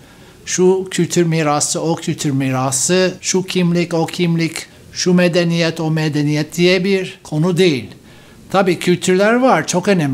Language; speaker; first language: Turkish; non-native, fluent; English